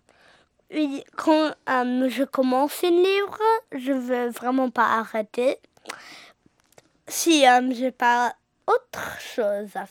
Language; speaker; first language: French; early bilingual, heritage; English